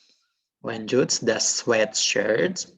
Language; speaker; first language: German; non-native, fluent; Indonesian